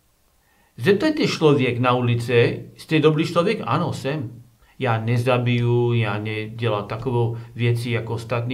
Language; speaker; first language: Czech; non-native, learner; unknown